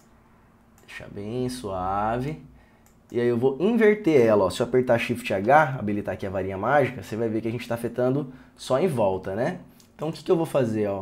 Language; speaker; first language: Portuguese; native; Portuguese